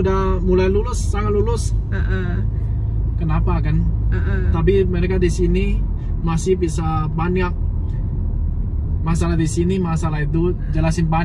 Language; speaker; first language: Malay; non-native, learner; Cantonese